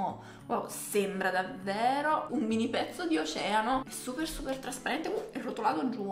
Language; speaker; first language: Italian; native; Italian